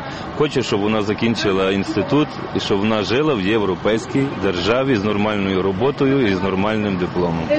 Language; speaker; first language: Ukrainian; native; Ukrainian